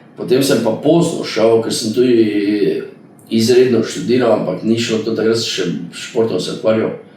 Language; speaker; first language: Slovenian; native; Slovenian